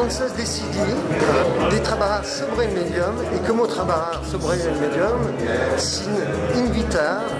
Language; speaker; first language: Spanish; non-native, fluent; French